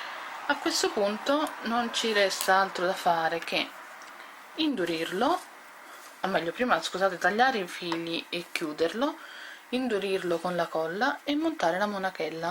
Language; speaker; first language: Italian; native; Italian